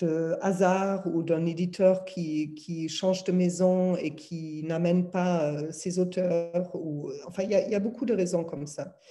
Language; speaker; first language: French; non-native, fluent; German